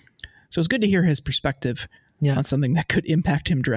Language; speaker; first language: English; native; English